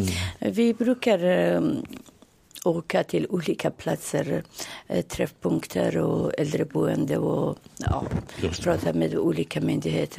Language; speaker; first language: Swedish; non-native, fluent; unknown